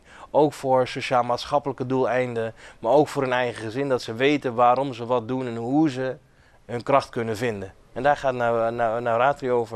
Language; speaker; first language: Dutch; native; Dutch